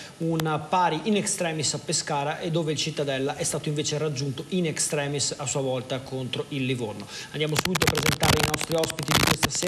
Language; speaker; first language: Italian; native; Italian